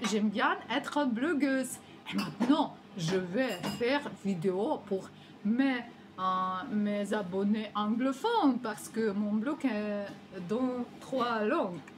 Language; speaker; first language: French; non-native, learner; Ukrainian